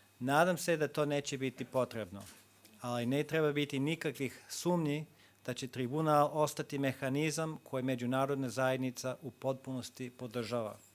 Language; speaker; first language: Croatian; non-native, fluent; English